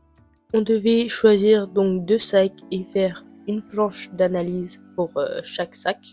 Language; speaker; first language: French; native; French